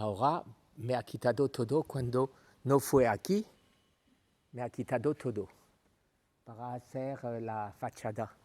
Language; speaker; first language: Spanish; non-native, learner; French